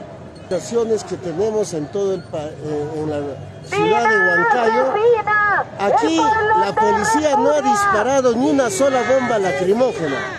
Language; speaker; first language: Spanish; native; Spanish